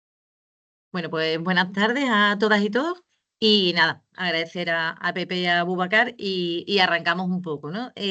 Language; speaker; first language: Spanish; native; Spanish